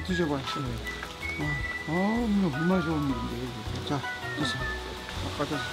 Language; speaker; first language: Korean; native; Korean